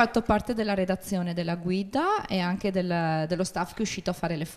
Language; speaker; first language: Italian; native; Italian